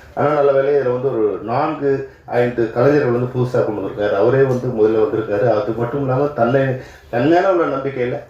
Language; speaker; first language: Tamil; native; Tamil